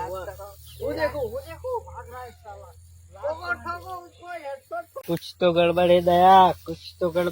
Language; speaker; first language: Hindi; non-native, local second language; Gujarati